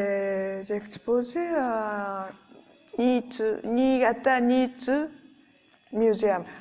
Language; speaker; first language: French; non-native, learner; Japanese